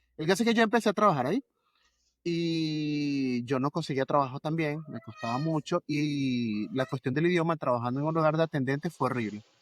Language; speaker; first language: Spanish; native; Spanish